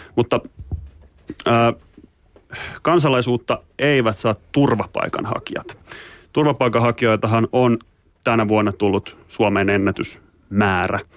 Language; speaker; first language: Finnish; native; Finnish